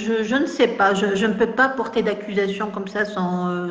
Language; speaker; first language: French; non-native, local second language; Kabyle